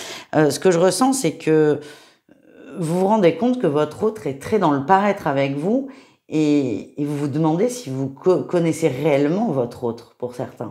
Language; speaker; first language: French; native; French